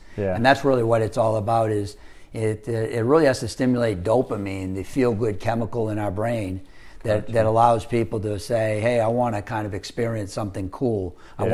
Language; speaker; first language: English; native; English